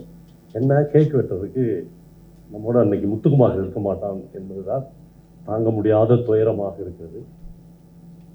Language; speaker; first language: Tamil; native; Tamil